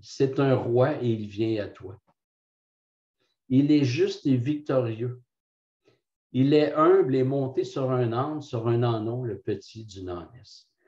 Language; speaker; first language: French; native; French